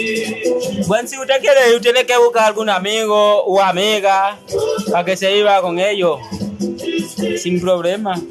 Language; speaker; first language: Spanish; non-native, learner; Haitian Creole